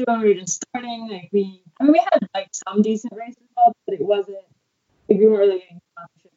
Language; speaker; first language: English; native; English